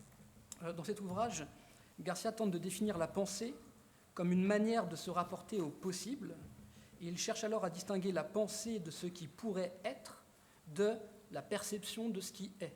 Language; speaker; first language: French; native; French